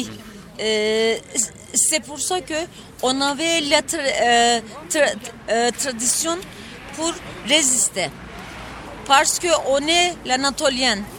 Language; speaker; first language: French; non-native, learner; Turkish